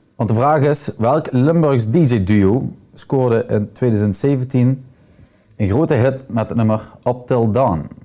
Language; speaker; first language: Dutch; native; Dutch